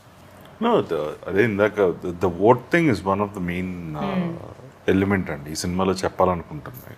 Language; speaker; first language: Telugu; native; Telugu